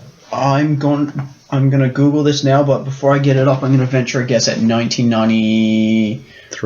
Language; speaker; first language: English; native; English